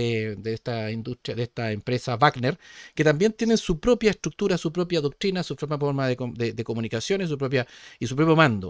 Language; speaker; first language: Spanish; native; Spanish